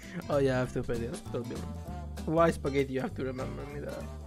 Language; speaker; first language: English; non-native, fluent; Italian